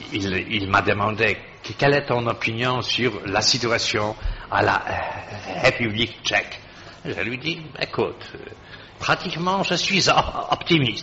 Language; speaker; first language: French; non-native, fluent; Polish